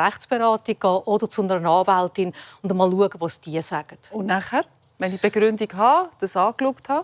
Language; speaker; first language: German; native; German